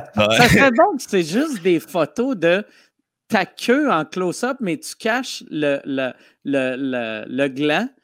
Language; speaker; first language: French; native; French